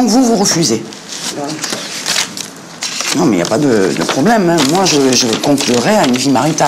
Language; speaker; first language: French; native; French